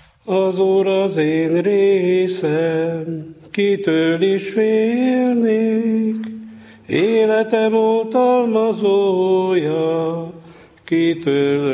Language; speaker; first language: Hungarian; native; Hungarian